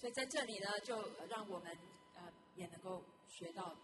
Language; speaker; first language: Chinese; native; Chinese